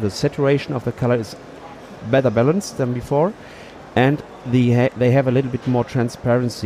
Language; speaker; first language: English; non-native, fluent; German